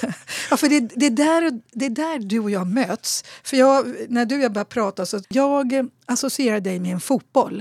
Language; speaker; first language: Swedish; native; Swedish